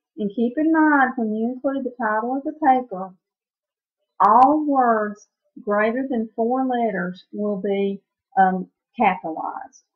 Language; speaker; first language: English; native; English